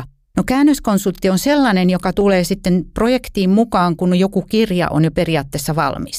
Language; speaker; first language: Finnish; native; Finnish